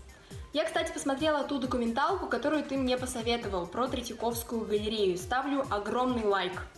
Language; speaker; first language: Russian; native; Russian